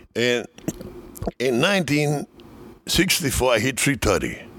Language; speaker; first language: English; non-native, fluent; Spanish